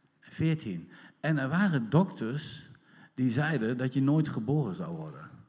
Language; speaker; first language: Dutch; native; Dutch